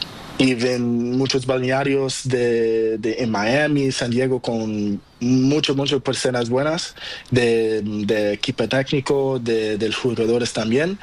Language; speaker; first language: Spanish; non-native, learner; Portuguese